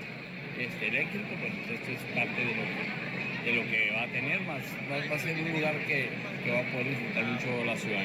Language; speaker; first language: Spanish; native; Spanish